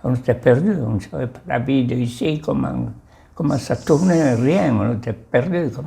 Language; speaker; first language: French; non-native, local second language; Basque